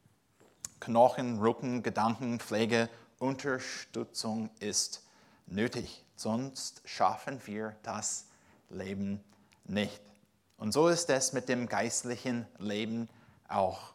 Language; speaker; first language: German; non-native, fluent; English